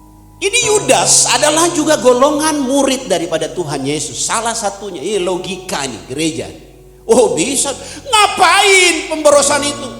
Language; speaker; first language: Indonesian; native; Indonesian